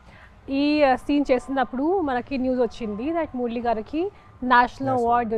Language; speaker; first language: Telugu; non-native, fluent; Hindi